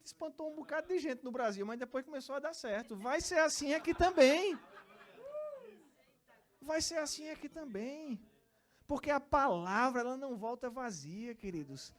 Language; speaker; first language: Portuguese; native; Portuguese